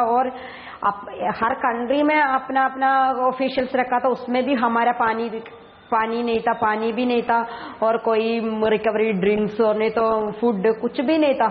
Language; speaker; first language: Hindi; non-native, local second language; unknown